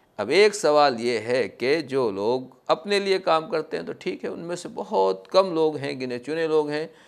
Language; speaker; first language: Hindi; native; Hindi